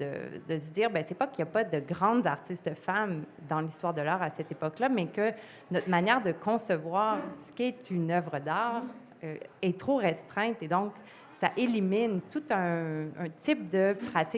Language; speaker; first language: French; native; French